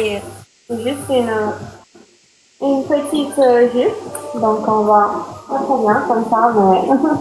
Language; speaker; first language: French; native; French